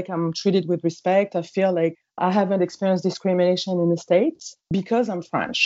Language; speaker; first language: English; non-native, fluent; French